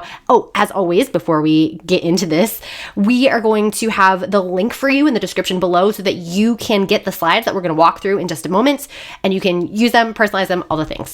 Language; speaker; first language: English; native; English